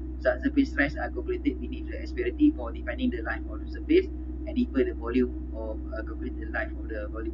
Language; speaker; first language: English; non-native, local second language; Malay